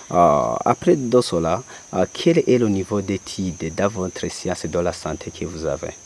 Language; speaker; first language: French; non-native, local second language; Rundi